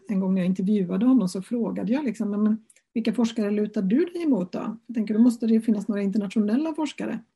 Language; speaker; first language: Swedish; native; Swedish